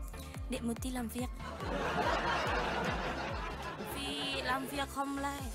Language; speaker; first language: Vietnamese; non-native, learner; Indonesian